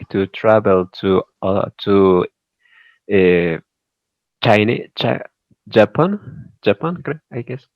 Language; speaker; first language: English; non-native, learner; Spanish